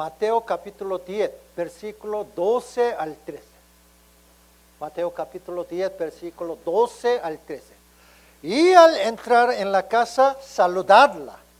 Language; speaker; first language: Spanish; non-native, learner; Korean